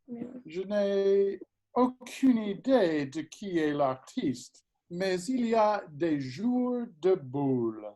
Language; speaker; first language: French; non-native, learner; English